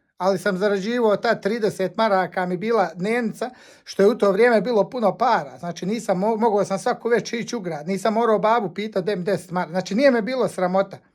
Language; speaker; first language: Bosnian; native; Bosnian